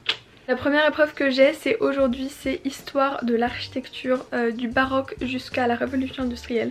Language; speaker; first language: French; native; French